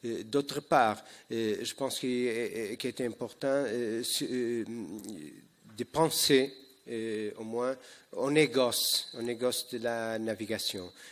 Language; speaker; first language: French; non-native, fluent; Portuguese